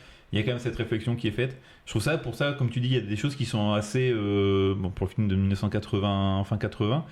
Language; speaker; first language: French; native; French